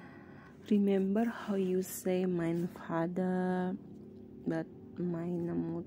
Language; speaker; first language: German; non-native, learner; Indonesian